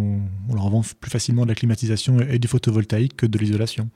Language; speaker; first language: French; native; French